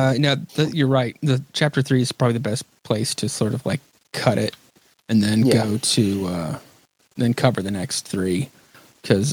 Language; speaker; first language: English; native; English